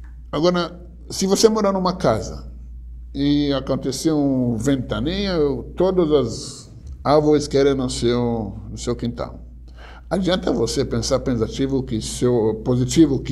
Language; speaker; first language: Portuguese; non-native, fluent; Hebrew